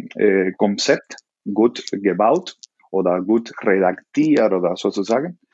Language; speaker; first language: German; non-native, learner; Spanish